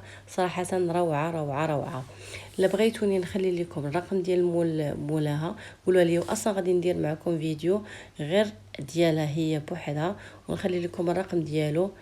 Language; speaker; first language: Arabic; native; Arabic